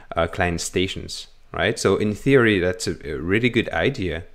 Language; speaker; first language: English; non-native, fluent; French